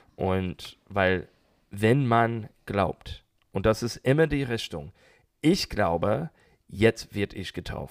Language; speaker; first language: German; non-native, learner; English